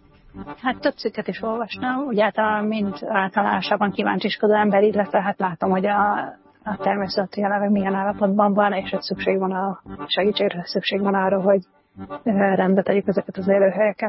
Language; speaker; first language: Hungarian; native; Hungarian